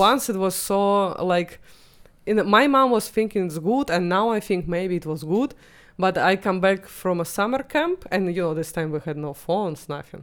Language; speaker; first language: English; non-native, fluent; Russian